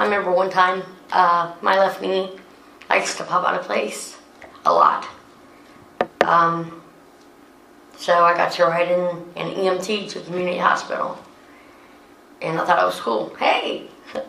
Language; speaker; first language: English; native; English